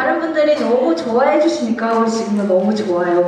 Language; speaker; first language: Korean; non-native, learner; Chinese